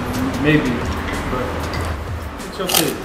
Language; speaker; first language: English; non-native, learner; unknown